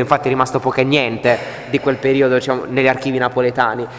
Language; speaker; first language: Italian; native; Italian